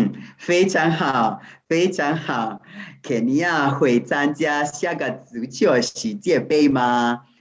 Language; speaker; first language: Chinese; non-native, fluent; Swahili